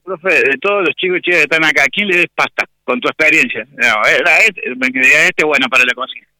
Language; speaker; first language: Spanish; native; Spanish